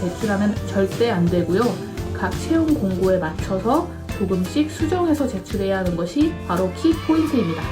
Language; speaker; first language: Korean; native; Korean